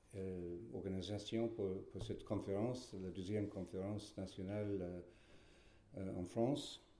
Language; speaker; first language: French; non-native, fluent; English